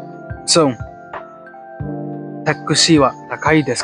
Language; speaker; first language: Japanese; non-native, learner; English